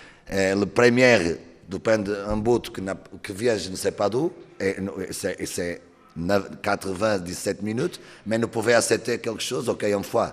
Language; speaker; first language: French; non-native, learner; Portuguese